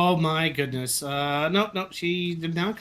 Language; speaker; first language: English; native; English